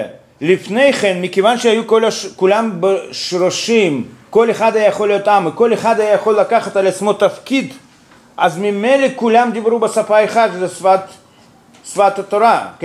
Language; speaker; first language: Hebrew; non-native, fluent; Russian